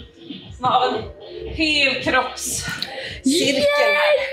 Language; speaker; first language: Swedish; native; Swedish